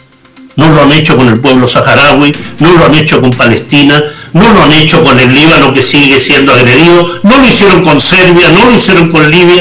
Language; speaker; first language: Spanish; native; Spanish